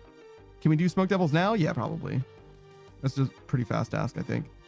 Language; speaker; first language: English; native; English